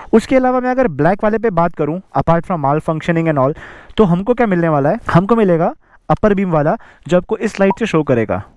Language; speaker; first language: Hindi; native; Hindi